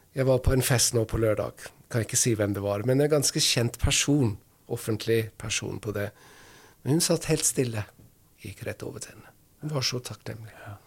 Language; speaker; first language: Norwegian; non-native, fluent; English